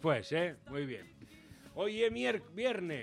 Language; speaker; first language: Spanish; native; Spanish